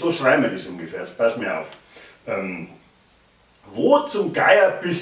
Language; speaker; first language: German; native; German